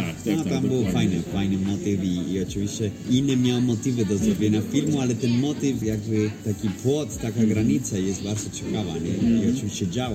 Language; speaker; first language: Polish; non-native, fluent; Spanish